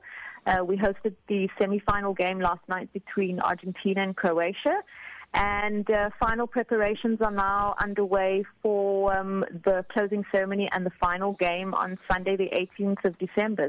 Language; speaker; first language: English; native; English